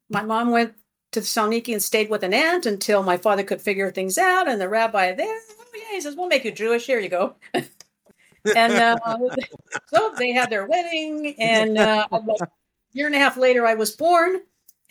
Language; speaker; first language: English; early bilingual, other home language; Greek